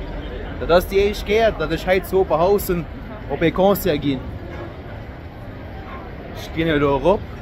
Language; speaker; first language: German; non-native, local second language; Luxembourgish